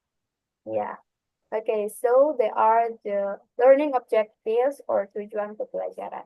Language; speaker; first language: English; non-native, learner; Indonesian